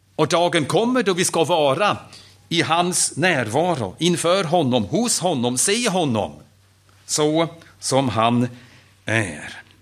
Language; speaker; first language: Swedish; non-native, fluent; German